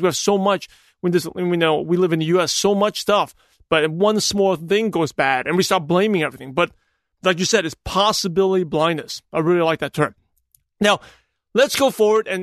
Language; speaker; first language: English; native; English